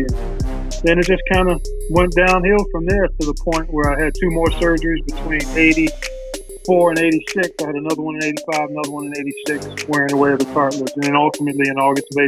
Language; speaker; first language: English; native; English